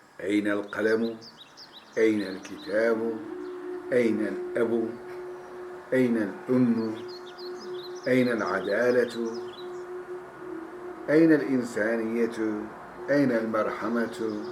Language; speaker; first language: Arabic; non-native, fluent; Turkish